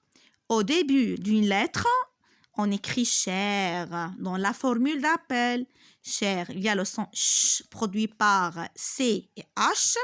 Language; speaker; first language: French; non-native, local second language; Arabic